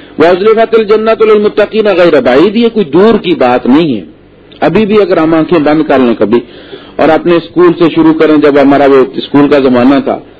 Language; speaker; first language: Urdu; non-native, local second language; Punjabi